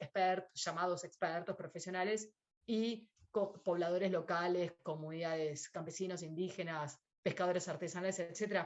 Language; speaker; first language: Spanish; native; Spanish